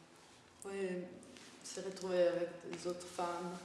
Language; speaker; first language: French; non-native, fluent; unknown